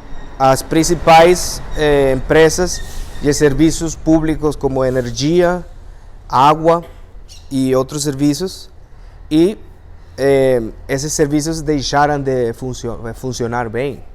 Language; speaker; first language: Portuguese; non-native, fluent; Spanish